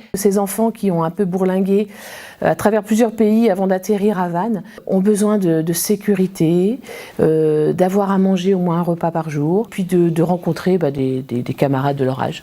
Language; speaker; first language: French; native; French